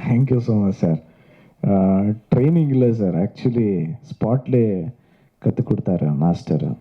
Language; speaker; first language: Tamil; non-native, learner; Kannada